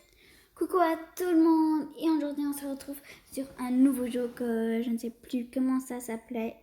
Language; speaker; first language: French; early bilingual, other home language; Portuguese